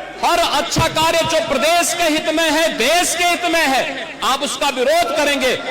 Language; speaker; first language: Hindi; native; Hindi